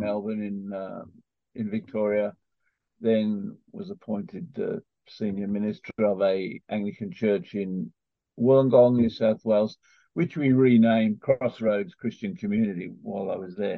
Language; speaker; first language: English; native; English